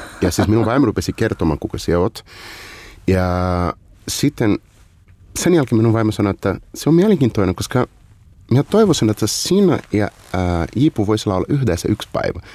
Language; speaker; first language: Finnish; non-native, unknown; Portuguese